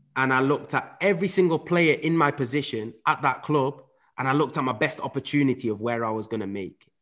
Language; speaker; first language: English; native; English